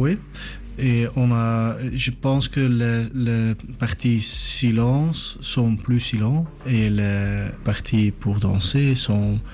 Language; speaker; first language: French; non-native, fluent; Dutch